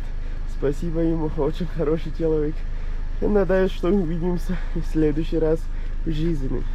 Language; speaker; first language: Russian; non-native, learner; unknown